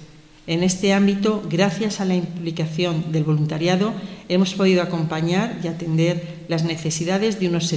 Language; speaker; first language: Spanish; native; Spanish